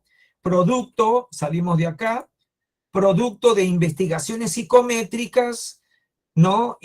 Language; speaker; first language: Spanish; native; Spanish